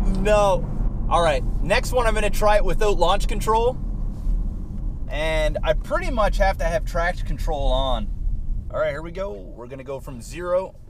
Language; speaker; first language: English; native; English